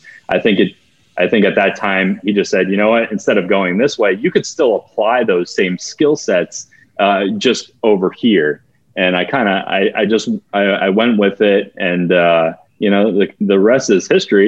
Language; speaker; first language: English; native; English